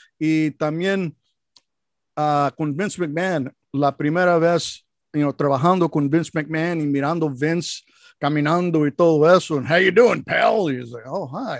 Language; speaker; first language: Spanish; non-native, learner; English